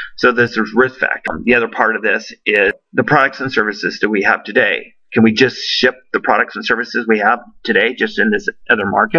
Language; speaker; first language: English; native; English